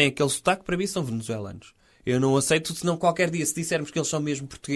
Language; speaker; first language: Portuguese; native; Portuguese